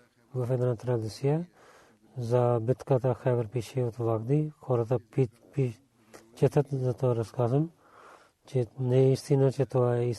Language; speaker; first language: Bulgarian; non-native, learner; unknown